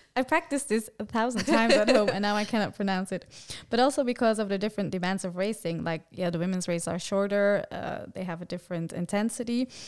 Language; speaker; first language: English; non-native, fluent; Dutch